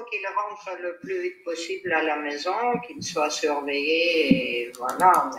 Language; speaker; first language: French; non-native, fluent; Armenian